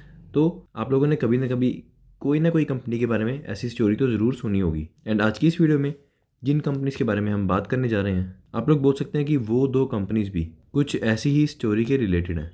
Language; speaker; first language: Hindi; native; Hindi